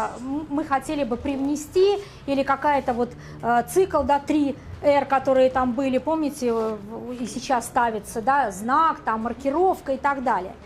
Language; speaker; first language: Russian; native; Russian